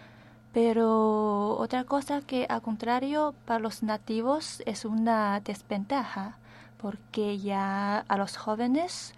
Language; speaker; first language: Spanish; non-native, fluent; Chinese